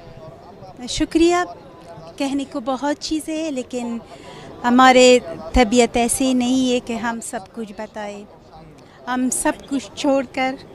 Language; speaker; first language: Hindi; non-native, learner; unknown